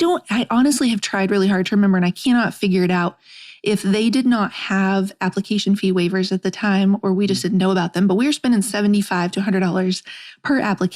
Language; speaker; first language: English; native; English